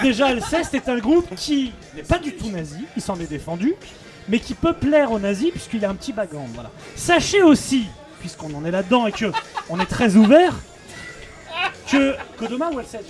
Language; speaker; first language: French; native; French